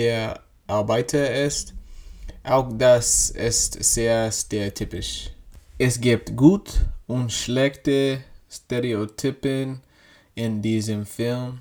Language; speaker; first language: German; non-native, learner; English